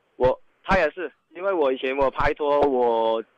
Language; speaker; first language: Chinese; non-native, local second language; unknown